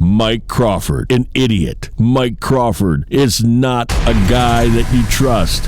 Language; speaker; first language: English; native; English